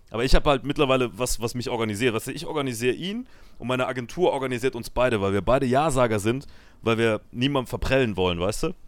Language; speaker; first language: German; native; German